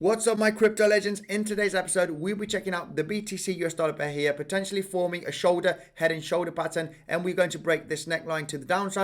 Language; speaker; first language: English; native; English